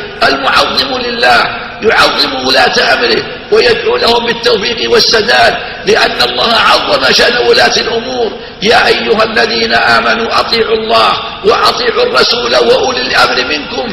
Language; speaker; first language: Arabic; native; Arabic